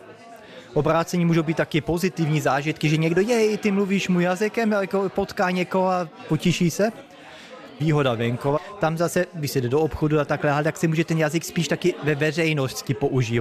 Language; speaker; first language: Czech; early bilingual, heritage; Czech